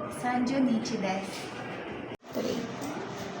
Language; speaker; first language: Japanese; non-native, learner; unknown